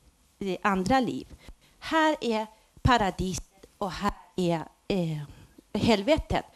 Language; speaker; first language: Swedish; non-native, local second language; Persian